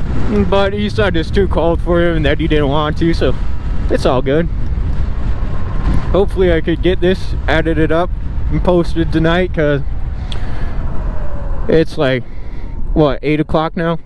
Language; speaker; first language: English; native; English